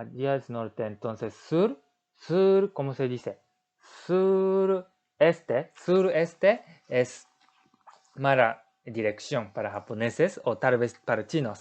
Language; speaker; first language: Spanish; non-native, learner; Japanese